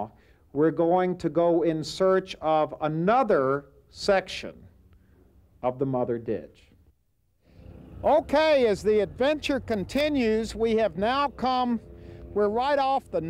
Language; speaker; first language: English; native; English